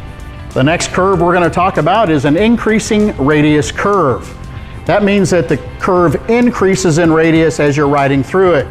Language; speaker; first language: English; native; English